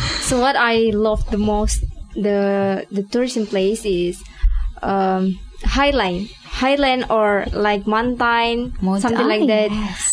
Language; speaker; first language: English; non-native, learner; Indonesian